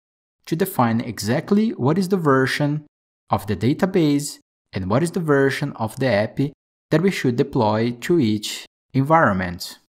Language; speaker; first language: English; non-native, fluent; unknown